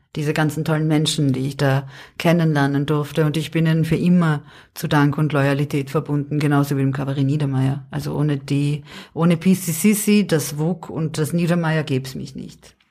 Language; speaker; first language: German; early bilingual, other home language; Serbian